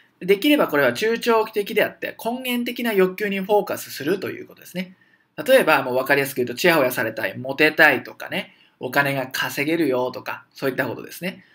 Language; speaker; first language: Japanese; native; Japanese